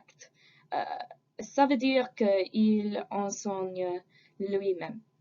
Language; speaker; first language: French; non-native, fluent; English